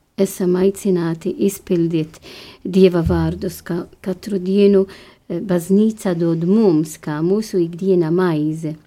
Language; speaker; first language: Latvian; non-native, learner; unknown